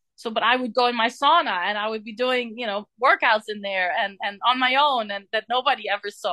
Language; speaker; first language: English; non-native, fluent; Dutch